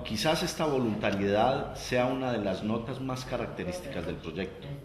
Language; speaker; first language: Spanish; native; Spanish